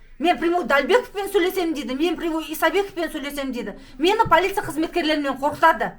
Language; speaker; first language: Kazakh; native; Kazakh